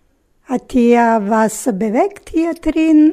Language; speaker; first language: German; non-native, learner; Italian